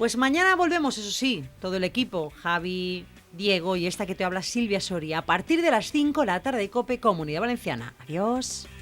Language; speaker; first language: Spanish; native; Spanish